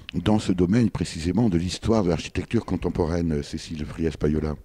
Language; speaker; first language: French; native; French